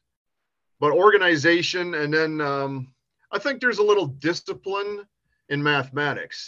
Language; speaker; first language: English; native; English